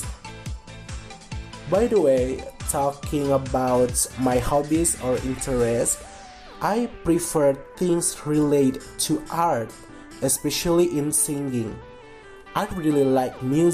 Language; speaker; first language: English; non-native, fluent; Indonesian